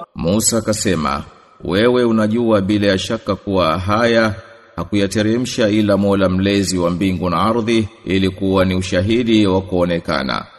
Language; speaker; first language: Swahili; native; Swahili